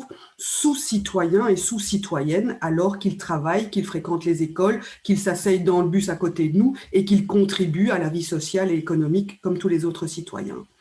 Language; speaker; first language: French; native; French